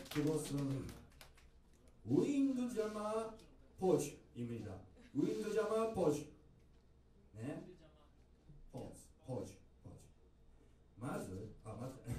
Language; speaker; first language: Korean; non-native, learner; Japanese